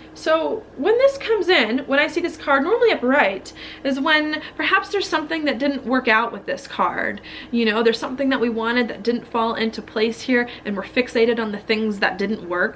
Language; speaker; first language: English; native; English